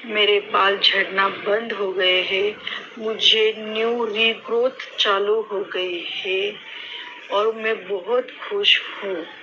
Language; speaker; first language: Hindi; non-native, local second language; Marathi